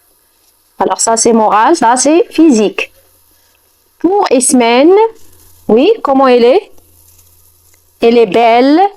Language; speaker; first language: French; non-native, fluent; Arabic